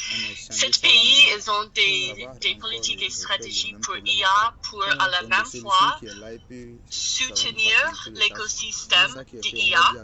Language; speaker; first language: French; non-native, learner; English